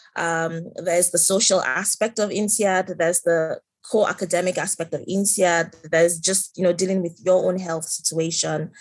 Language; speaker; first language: English; non-native, local second language; Yoruba